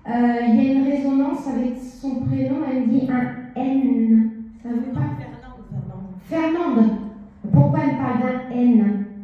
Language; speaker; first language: French; native; French